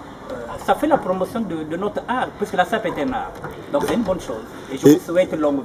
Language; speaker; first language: French; non-native, local second language; Lingala